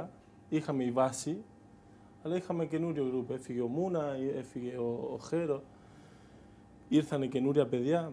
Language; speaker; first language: Greek; non-native, fluent; Spanish